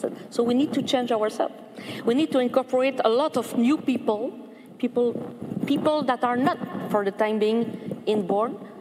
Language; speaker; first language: English; non-native, fluent; French